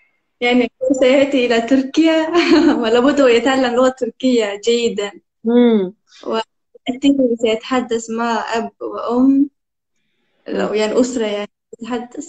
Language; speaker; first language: Arabic; non-native, learner; Turkish